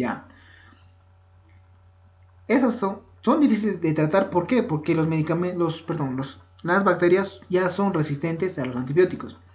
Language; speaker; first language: Spanish; native; Spanish